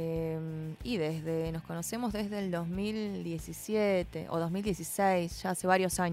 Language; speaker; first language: Spanish; early bilingual, other home language; Chinese